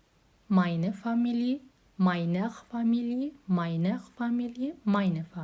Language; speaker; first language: German; non-native, fluent; Azerbaijani